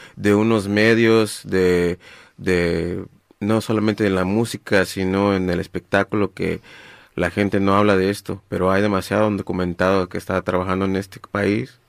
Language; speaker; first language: Spanish; native; Spanish